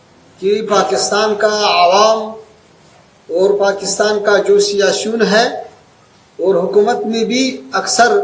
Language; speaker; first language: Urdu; non-native, fluent; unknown